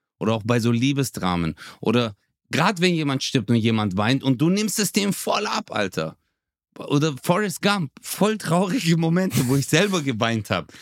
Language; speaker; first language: German; early bilingual, other home language; Turkish